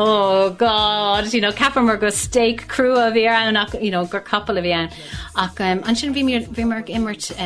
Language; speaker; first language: Irish; non-native, local second language; English